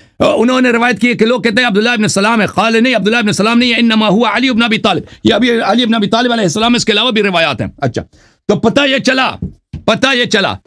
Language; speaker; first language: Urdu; non-native, fluent; Persian